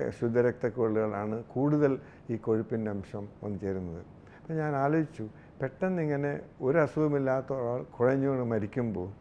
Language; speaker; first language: Malayalam; native; Malayalam